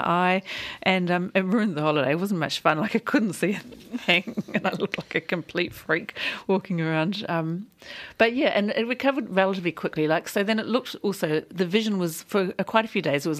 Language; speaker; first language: English; native; English